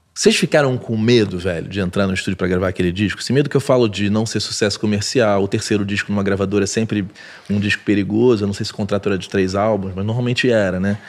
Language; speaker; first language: Portuguese; native; Portuguese